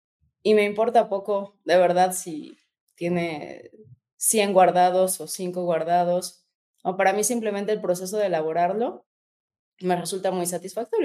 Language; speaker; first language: Spanish; native; Spanish